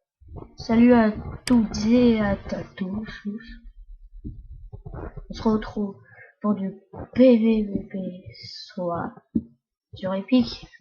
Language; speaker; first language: French; native; French